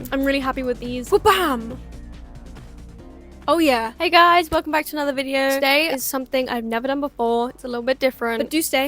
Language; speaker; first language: English; native; English